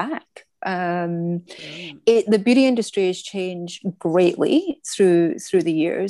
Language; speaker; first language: English; native; English